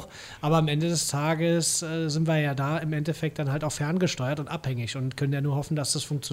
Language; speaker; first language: German; native; German